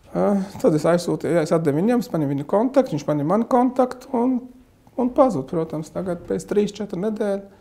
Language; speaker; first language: Latvian; non-native, fluent; Arabic